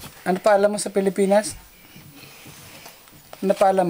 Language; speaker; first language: Filipino; native; Filipino